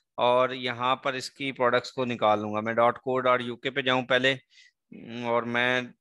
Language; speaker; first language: Urdu; non-native, local second language; Sindhi